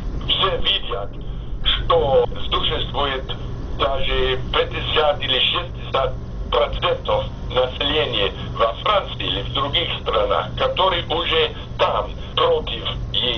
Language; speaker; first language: Russian; non-native, fluent; English